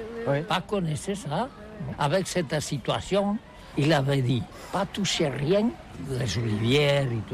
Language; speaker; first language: French; non-native, learner; Catalan